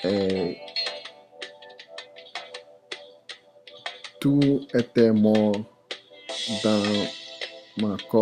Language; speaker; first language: French; non-native, learner; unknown